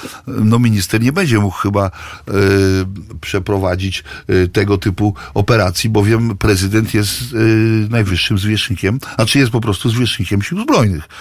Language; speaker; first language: Polish; native; Polish